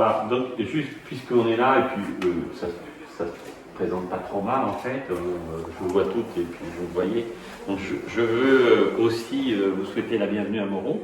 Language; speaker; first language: French; native; French